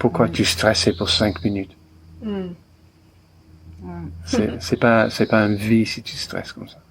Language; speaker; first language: French; non-native, learner; English